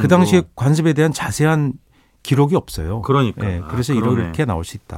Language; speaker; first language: Korean; native; Korean